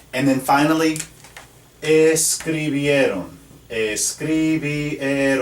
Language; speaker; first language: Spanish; non-native, fluent; English